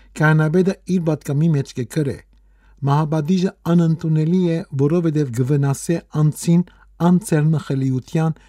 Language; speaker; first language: Armenian; early bilingual, heritage; Armenian